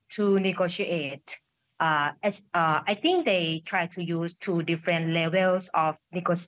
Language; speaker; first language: English; non-native, fluent; Thai